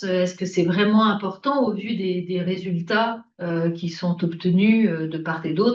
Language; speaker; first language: French; native; French